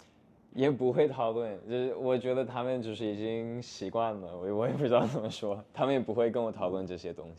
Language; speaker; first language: Chinese; non-native, fluent; English